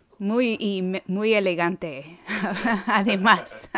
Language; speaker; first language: Spanish; non-native, fluent; English